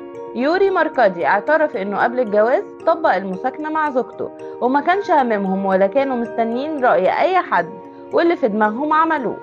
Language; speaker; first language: Arabic; native; Arabic